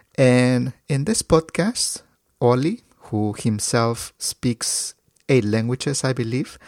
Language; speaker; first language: English; non-native, fluent; Spanish